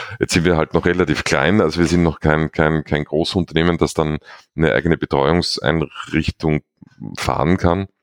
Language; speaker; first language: German; native; German